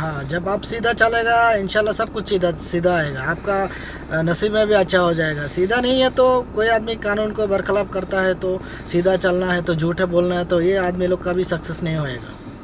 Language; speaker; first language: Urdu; non-native, learner; Bangla